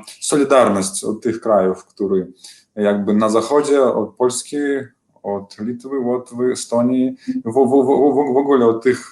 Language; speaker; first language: Polish; non-native, learner; Belarusian